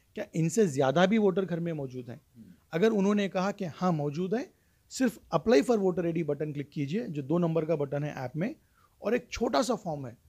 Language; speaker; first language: Hindi; non-native, local second language; Urdu